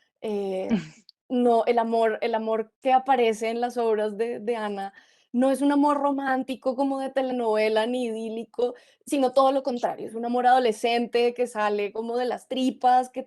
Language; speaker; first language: Spanish; native; Spanish